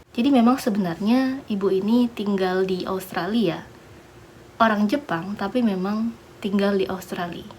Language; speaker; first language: Indonesian; native; Indonesian